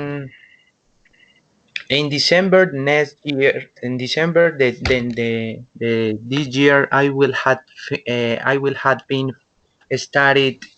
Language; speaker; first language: English; non-native, learner; Spanish